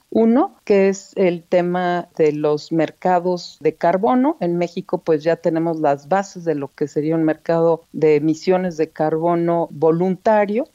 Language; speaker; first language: Spanish; native; Spanish